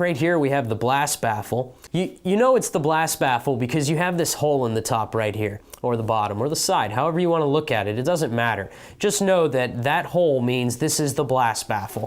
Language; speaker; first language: English; native; English